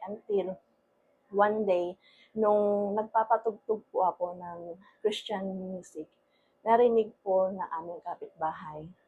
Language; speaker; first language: Filipino; non-native, local second language; Iloko